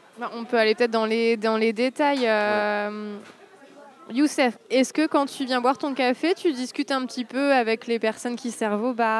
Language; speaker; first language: French; native; French